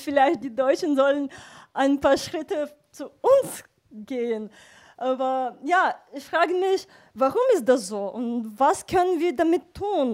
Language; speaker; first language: German; non-native, fluent; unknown